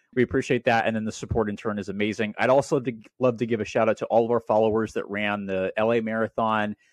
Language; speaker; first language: English; native; English